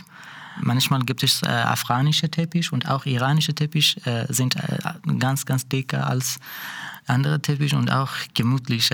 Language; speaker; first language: German; non-native, learner; Persian